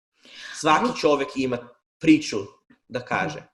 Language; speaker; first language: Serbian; non-native, fluent; Hebrew